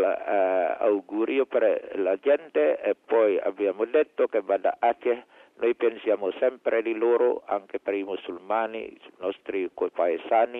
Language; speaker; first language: Italian; non-native, fluent; Indonesian